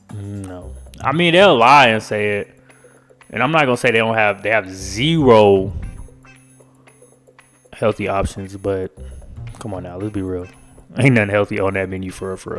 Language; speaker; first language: English; native; English